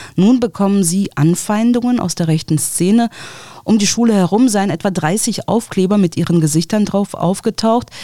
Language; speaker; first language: German; early bilingual, other home language; Russian